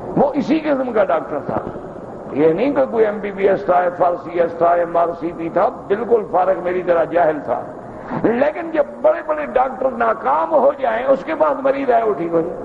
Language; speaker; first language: Urdu; non-native, local second language; Saraiki